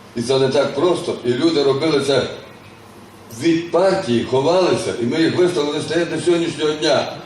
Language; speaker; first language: Ukrainian; native; Ukrainian